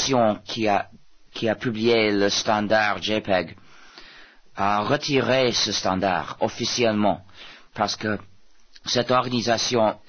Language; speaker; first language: French; non-native, fluent; English